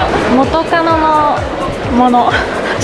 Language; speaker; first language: Japanese; native; Japanese